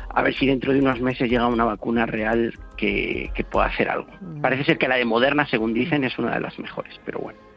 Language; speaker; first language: Spanish; native; Spanish